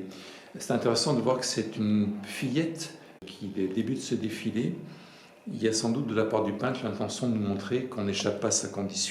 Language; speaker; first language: French; native; French